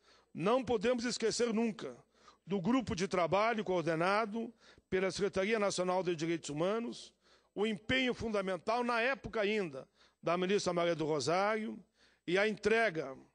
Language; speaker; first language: Portuguese; native; Portuguese